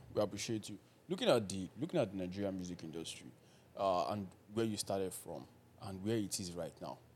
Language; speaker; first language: English; non-native, local second language; Yoruba